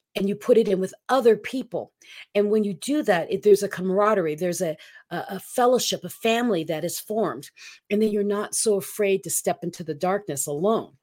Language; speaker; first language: English; non-native, local second language; Filipino